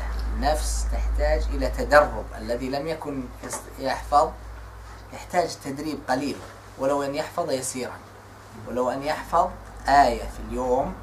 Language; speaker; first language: Arabic; native; Arabic